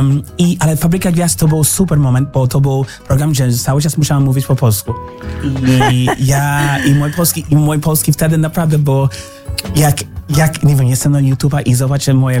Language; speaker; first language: Polish; non-native, learner; English